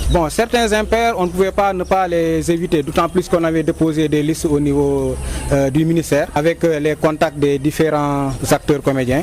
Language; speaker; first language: French; non-native, local second language; Wolof